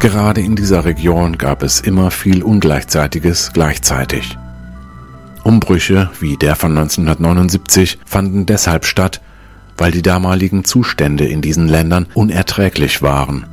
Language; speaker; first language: German; native; German